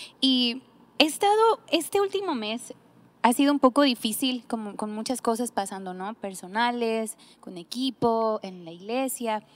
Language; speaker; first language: Spanish; native; Spanish